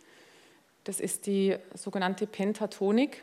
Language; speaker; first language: German; non-native, fluent; Hungarian